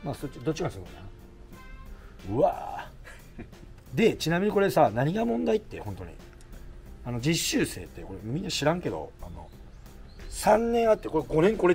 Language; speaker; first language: Japanese; native; Japanese